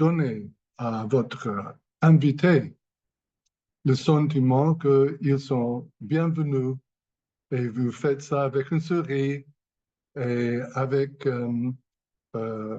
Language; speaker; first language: French; non-native, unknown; English